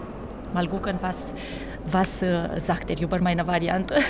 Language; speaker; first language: German; non-native, fluent; Romanian